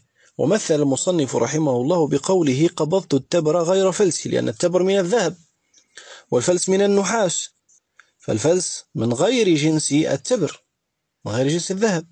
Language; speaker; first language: Arabic; native; Arabic